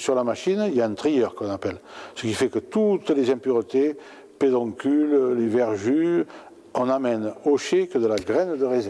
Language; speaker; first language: French; native; French